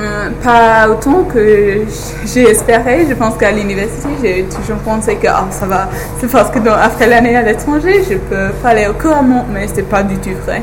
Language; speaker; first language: French; non-native, learner; English